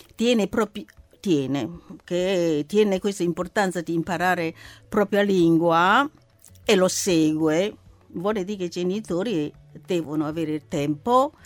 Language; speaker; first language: Italian; non-native, learner; Chinese